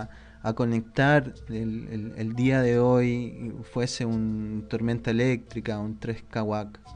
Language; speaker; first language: Spanish; native; Spanish